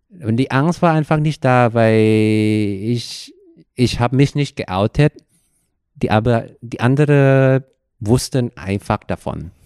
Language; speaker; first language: German; non-native, fluent; Thai